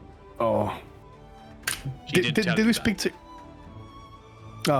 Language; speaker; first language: English; native; English